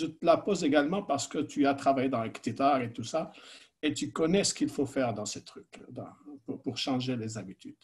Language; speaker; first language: French; non-native, local second language; Arabic